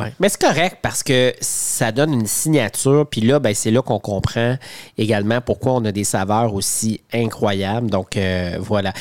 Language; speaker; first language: French; native; French